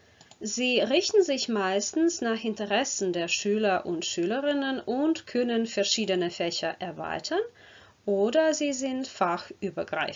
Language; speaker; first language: German; non-native, fluent; Croatian